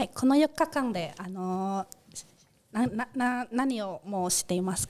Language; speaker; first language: Japanese; non-native, fluent; Indonesian